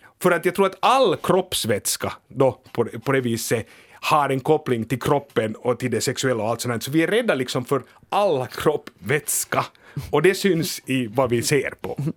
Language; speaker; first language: Swedish; native; Swedish